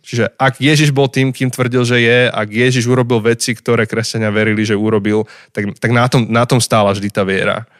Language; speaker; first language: Slovak; native; Slovak